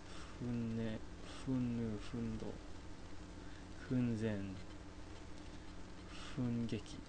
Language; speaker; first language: Japanese; non-native, fluent; English